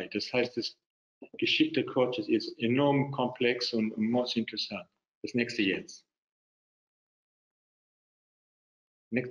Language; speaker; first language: German; non-native, fluent; English